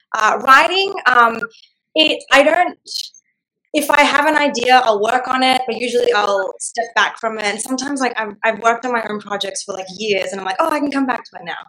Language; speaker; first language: English; non-native, local second language; Gujarati